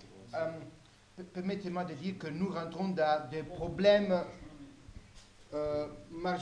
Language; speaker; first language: French; native; French